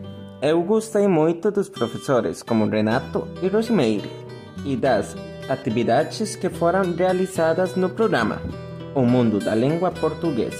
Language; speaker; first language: Portuguese; non-native, learner; Spanish